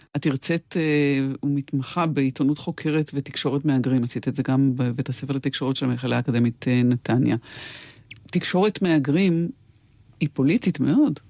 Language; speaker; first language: Hebrew; native; Hebrew